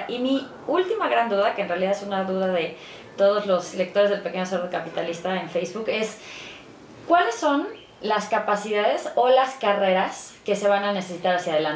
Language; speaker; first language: Spanish; native; Spanish